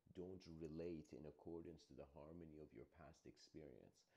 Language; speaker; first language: English; native; English